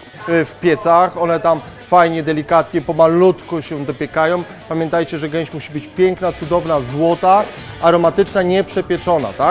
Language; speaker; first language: Polish; native; Polish